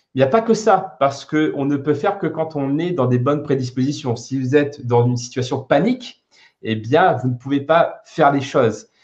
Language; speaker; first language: French; native; French